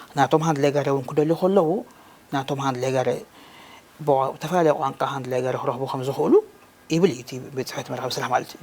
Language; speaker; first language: Tigrinya; non-native, local second language; Afar